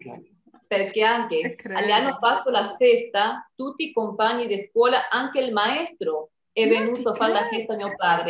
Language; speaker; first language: Italian; non-native, fluent; Spanish